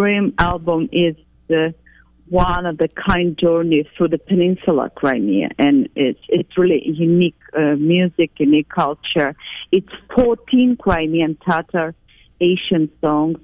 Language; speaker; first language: English; non-native, fluent; Ukrainian